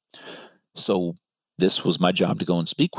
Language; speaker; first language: English; native; English